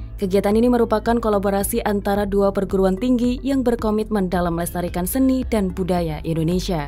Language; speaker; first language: Indonesian; native; Indonesian